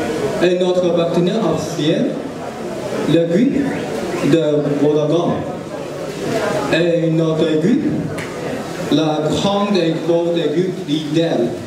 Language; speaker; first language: French; non-native, learner; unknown